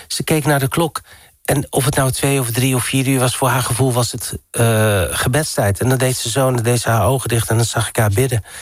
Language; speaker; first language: Dutch; early bilingual, other home language; Riffian